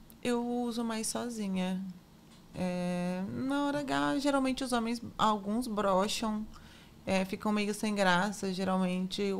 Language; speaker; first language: Portuguese; native; Portuguese